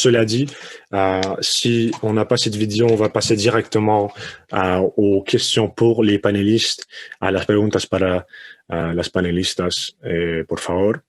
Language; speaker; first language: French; early bilingual, other home language; Spanish